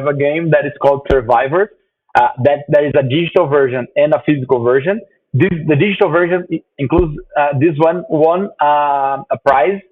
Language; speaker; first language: English; non-native, fluent; Portuguese